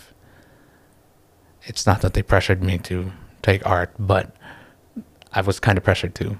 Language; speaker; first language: English; non-native, local second language; Filipino